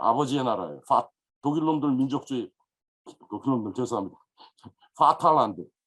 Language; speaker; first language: Korean; native; Korean